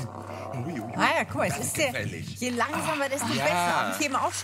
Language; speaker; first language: German; native; German